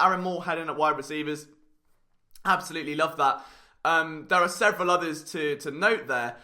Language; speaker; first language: English; native; English